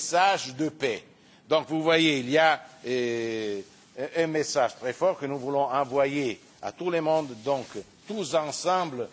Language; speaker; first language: French; non-native, fluent; Italian